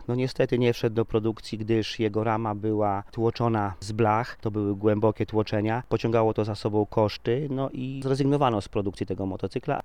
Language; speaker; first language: Polish; native; Polish